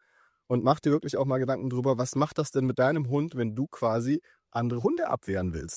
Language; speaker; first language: German; native; German